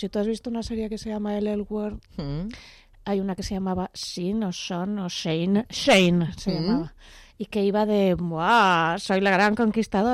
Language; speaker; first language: Spanish; native; Spanish